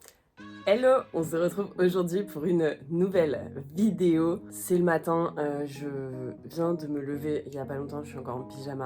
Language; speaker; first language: French; native; French